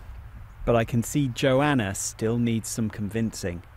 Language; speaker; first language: English; native; English